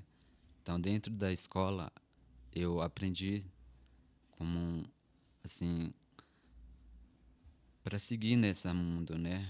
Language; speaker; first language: Portuguese; non-native, local second language; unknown